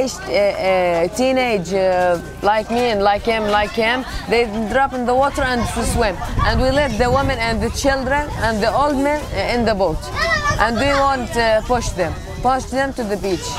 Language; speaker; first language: English; non-native, learner; Arabic